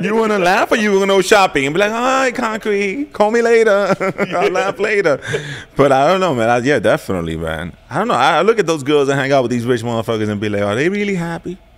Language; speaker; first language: English; early bilingual, other home language; Spanish